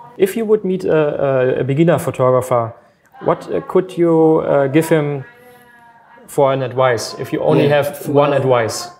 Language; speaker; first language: English; non-native, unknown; German